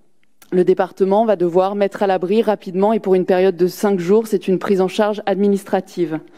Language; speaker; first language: French; native; French